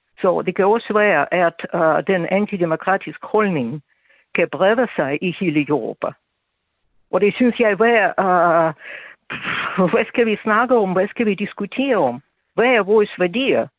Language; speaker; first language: Danish; non-native, fluent; Russian